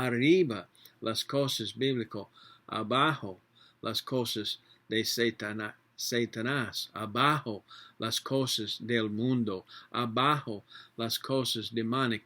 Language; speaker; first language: Spanish; non-native, learner; English